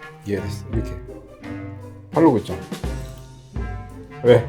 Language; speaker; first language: Korean; native; Korean